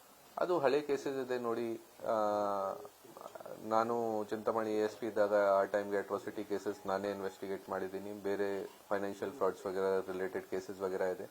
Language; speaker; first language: Kannada; non-native, local second language; Hindi